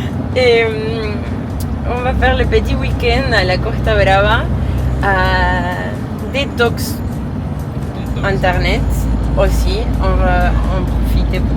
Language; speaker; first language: French; non-native, fluent; Spanish